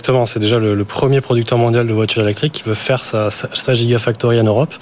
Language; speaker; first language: French; native; French